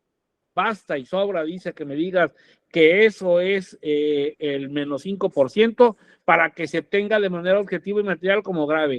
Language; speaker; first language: Spanish; native; Spanish